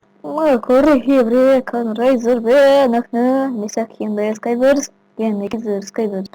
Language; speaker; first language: Hebrew; native; Hebrew